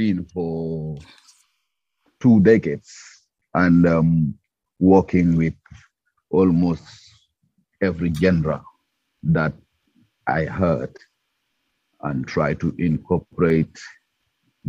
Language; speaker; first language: English; non-native, local second language; Mandingo